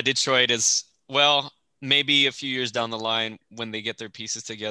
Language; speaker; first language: English; early bilingual, other home language; Spanish